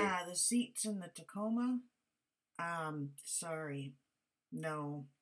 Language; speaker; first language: English; native; English